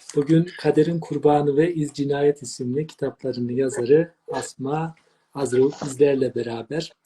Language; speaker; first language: Turkish; native; Turkish